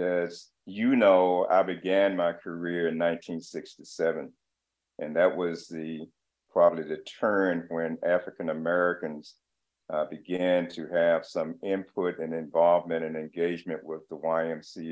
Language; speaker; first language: English; native; English